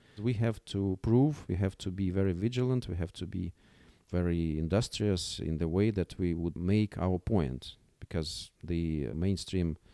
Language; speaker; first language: English; non-native, fluent; Russian